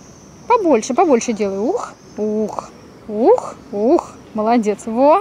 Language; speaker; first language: Russian; native; Russian